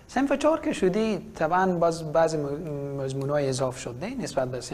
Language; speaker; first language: Persian; native; Persian